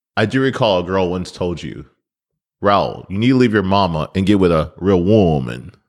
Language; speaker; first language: English; native; English